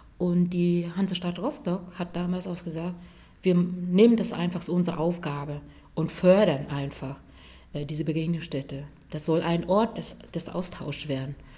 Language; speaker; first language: German; non-native, fluent; Vietnamese